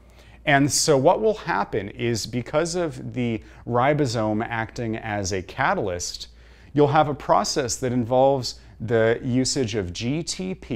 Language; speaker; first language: English; native; English